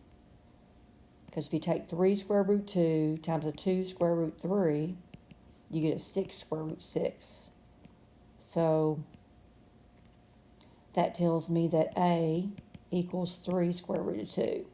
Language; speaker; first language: English; native; English